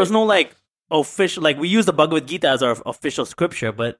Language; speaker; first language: English; early bilingual, other home language; Tamil